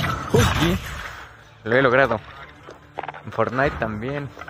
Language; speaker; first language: Spanish; native; Spanish